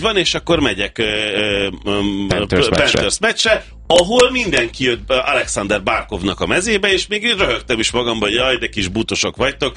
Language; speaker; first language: Hungarian; native; Hungarian